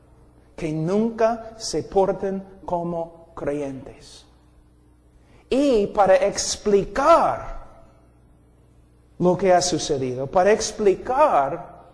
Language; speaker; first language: Spanish; non-native, fluent; English